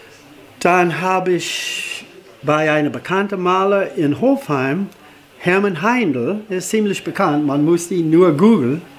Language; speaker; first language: German; non-native, fluent; English